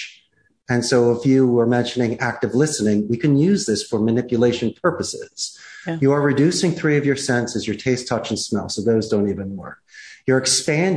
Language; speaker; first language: English; native; English